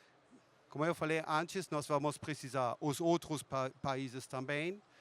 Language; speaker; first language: Portuguese; non-native, fluent; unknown